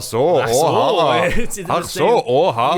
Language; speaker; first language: German; non-native, learner; English